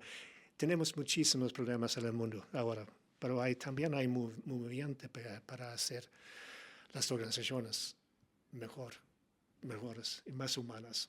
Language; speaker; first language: Spanish; non-native, learner; Swedish